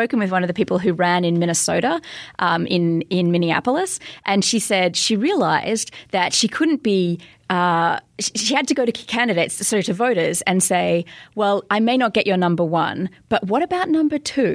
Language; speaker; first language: English; native; English